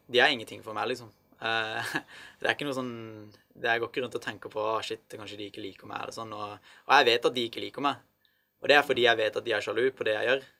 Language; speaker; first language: Norwegian; early bilingual, other home language; Arabic